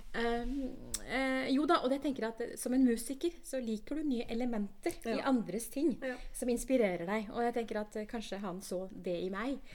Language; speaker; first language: Norwegian; early bilingual, other home language; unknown